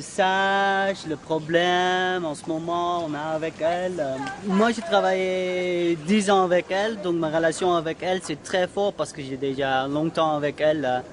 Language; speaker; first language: French; non-native, learner; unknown